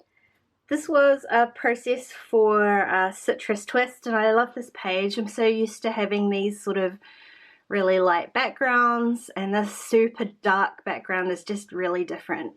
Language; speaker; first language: English; native; English